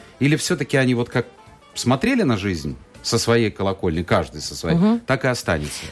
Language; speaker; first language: Russian; native; Russian